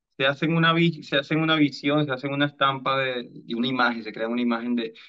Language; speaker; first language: Spanish; native; Spanish